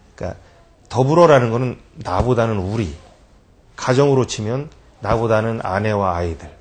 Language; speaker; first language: Korean; native; Korean